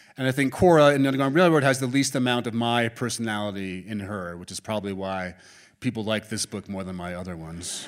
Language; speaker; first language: English; native; English